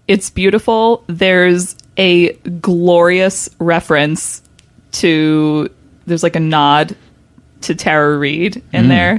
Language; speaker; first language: English; native; English